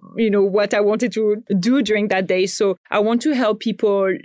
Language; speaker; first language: English; non-native, fluent; French